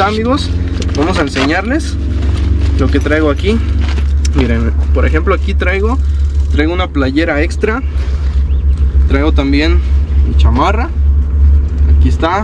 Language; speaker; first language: Spanish; native; Spanish